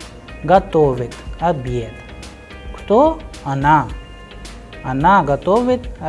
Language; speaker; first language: Russian; non-native, fluent; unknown